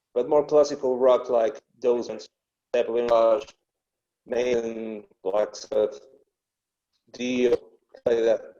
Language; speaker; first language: English; non-native, fluent; Spanish